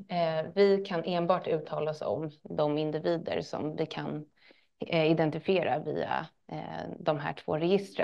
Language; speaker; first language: Swedish; native; Swedish